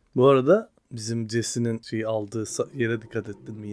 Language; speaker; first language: Turkish; native; Turkish